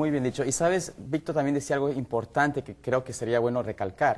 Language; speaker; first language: Spanish; native; Spanish